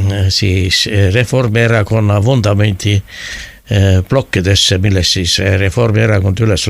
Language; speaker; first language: Estonian; native; Estonian